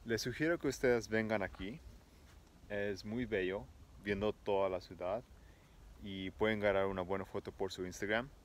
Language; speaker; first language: Spanish; early bilingual, heritage; Spanish